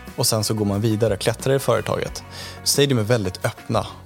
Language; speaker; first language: Swedish; non-native, fluent; Spanish